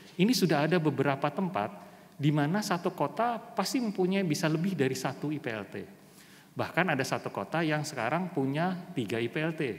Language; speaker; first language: Indonesian; native; Indonesian